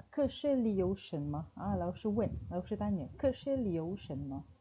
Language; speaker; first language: Chinese; non-native, fluent; Malay